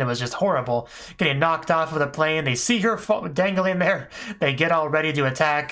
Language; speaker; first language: English; native; English